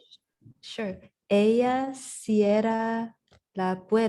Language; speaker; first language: Spanish; non-native, learner; English